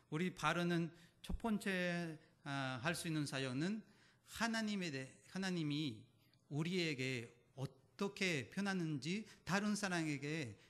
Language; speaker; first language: Korean; non-native, learner; Spanish